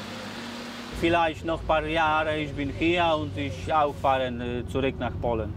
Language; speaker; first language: German; non-native, learner; Polish